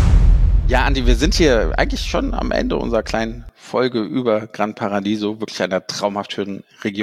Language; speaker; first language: German; native; German